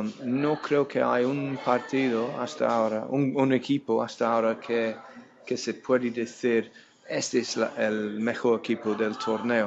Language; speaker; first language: Spanish; non-native, fluent; English